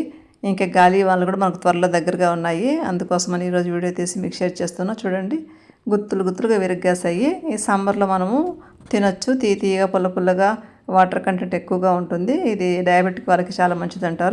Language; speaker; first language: Telugu; native; Telugu